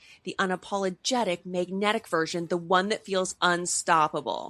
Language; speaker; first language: English; native; English